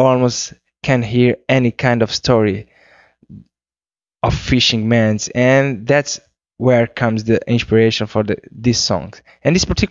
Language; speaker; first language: English; non-native, fluent; Kabuverdianu